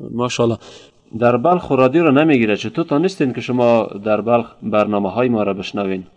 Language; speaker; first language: Persian; native; Persian